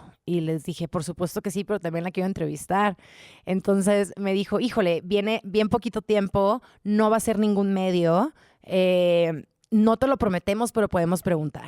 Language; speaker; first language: Spanish; native; Spanish